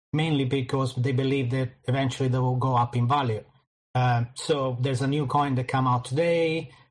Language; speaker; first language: English; non-native, fluent; Italian